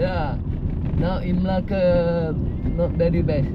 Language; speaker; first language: English; non-native, local second language; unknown